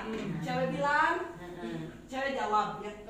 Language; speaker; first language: Indonesian; non-native, local second language; Sundanese